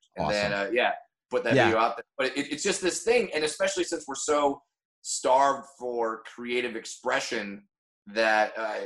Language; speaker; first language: English; native; English